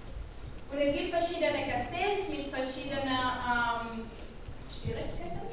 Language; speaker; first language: German; non-native, learner; Catalan